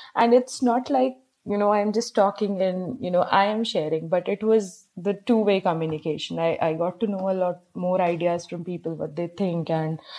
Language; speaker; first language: English; non-native, local second language; Hindi